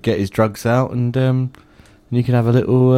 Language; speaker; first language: English; native; English